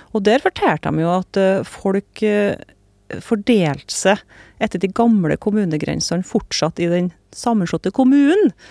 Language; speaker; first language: Norwegian; native; Norwegian